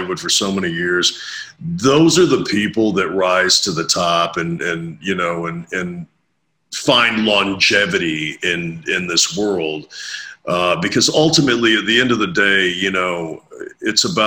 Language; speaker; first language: English; native; English